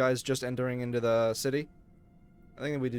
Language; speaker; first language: English; native; English